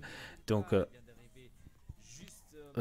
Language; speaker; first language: French; native; French